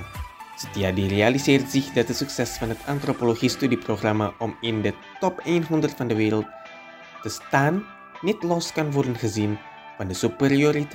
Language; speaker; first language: Dutch; non-native, fluent; Indonesian